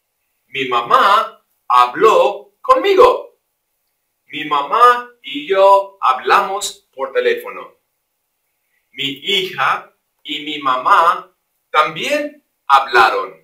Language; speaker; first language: Spanish; non-native, fluent; English